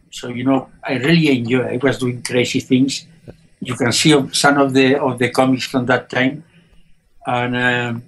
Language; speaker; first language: English; non-native, fluent; Spanish